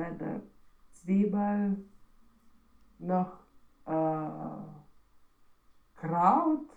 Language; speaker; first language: German; non-native, learner; Romanian